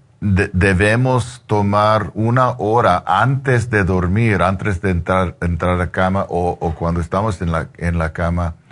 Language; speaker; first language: Spanish; non-native, learner; English